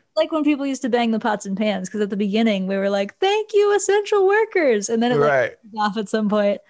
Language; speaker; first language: English; native; English